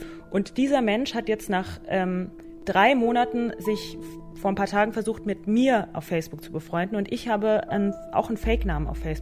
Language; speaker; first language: German; native; German